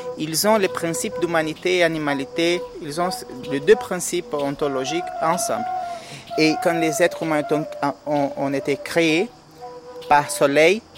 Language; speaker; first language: French; non-native, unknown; Portuguese